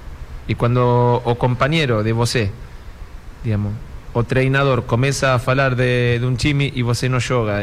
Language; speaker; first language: Portuguese; non-native, fluent; Spanish